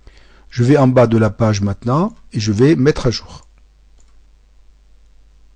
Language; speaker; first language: French; native; French